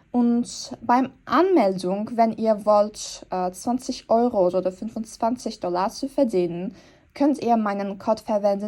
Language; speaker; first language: German; non-native, fluent; Turkish